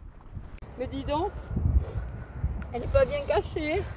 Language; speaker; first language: French; native; French